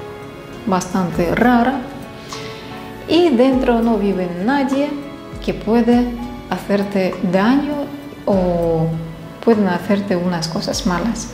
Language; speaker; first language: Spanish; non-native, fluent; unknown